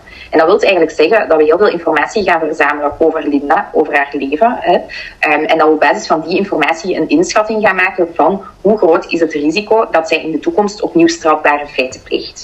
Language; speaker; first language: Dutch; native; Dutch